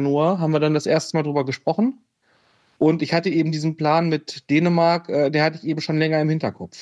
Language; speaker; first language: German; native; German